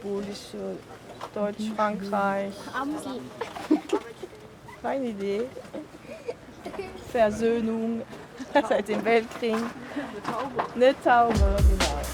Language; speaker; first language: German; non-native, local second language; French